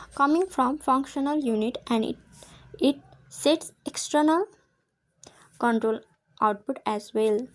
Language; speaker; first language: English; non-native, local second language; Nepali